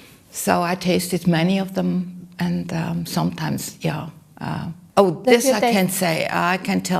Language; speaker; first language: English; non-native, learner; German